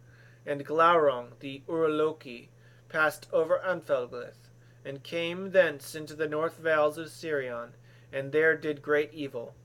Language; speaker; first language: English; native; English